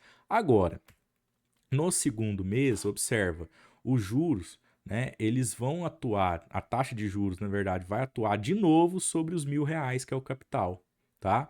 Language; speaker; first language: Portuguese; native; Portuguese